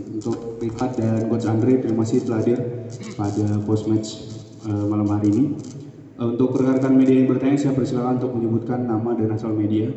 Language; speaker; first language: Indonesian; native; Indonesian